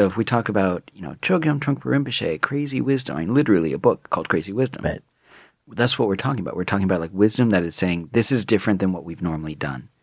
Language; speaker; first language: English; native; English